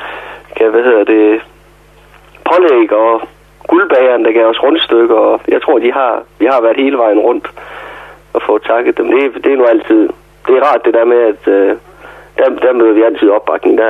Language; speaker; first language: Danish; native; Danish